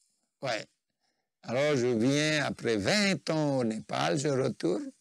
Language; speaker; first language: French; non-native, fluent; Nepali